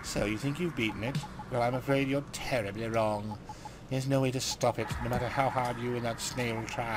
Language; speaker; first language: English; native; English